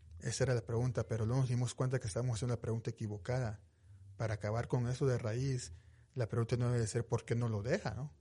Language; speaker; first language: Spanish; native; Spanish